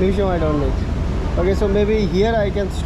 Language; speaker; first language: English; non-native, local second language; Hindi